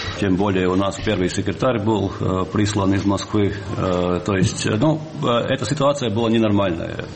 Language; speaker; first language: Russian; non-native, local second language; Latvian